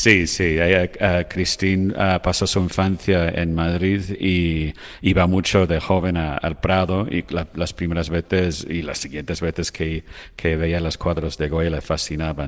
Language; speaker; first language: Spanish; non-native, fluent; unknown